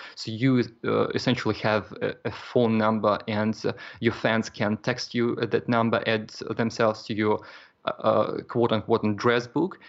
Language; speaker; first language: English; non-native, fluent; Russian